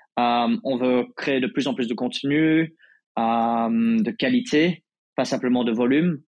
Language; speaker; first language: French; non-native, fluent; English